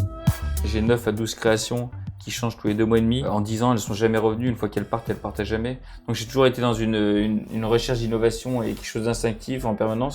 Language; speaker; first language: French; native; French